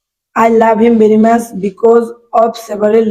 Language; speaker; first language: English; non-native, learner; Bangla